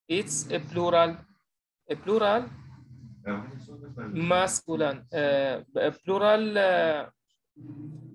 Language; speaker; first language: English; non-native, learner; Arabic